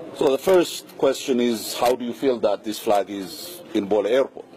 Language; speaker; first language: English; non-native, local second language; Amharic